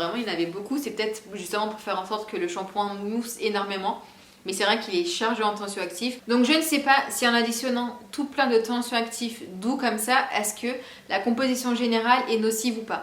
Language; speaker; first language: French; native; French